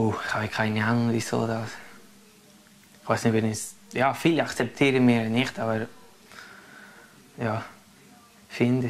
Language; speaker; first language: German; non-native, learner; Spanish